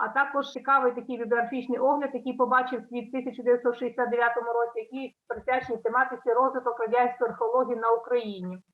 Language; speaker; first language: Ukrainian; native; Ukrainian